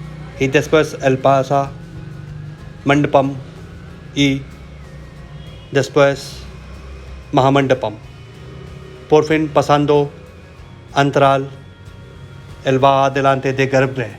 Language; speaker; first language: Spanish; non-native, learner; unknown